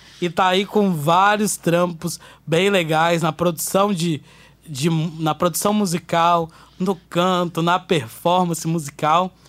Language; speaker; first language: Portuguese; native; Portuguese